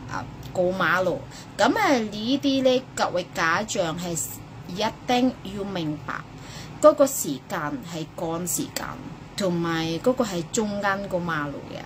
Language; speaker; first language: Cantonese; non-native, fluent; Indonesian